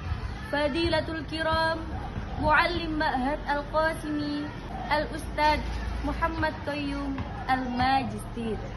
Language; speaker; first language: Arabic; non-native, learner; Indonesian